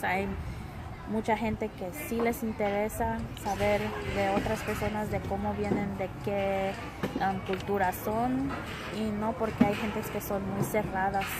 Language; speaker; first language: Spanish; early bilingual, other home language; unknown